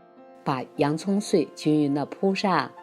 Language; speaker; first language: Chinese; native; Chinese